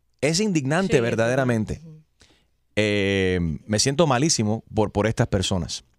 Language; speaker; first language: Spanish; early bilingual, heritage; Spanish